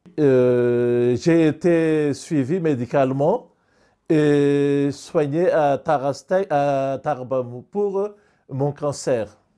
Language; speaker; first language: French; non-native, local second language; Malagasy